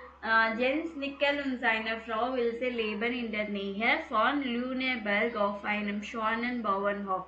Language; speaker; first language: German; non-native, fluent; Tamil